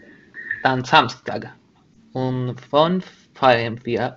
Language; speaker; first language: German; non-native, learner; Spanish